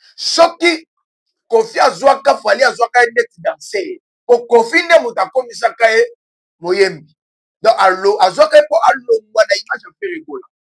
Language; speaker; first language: Lingala; native; Lingala